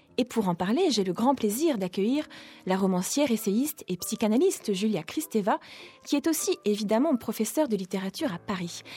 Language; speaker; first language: French; native; French